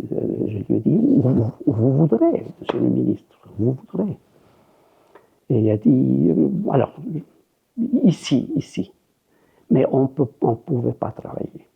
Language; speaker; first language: French; non-native, fluent; Spanish